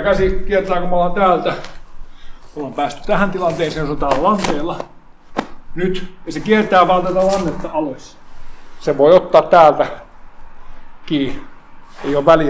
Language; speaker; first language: Finnish; native; Finnish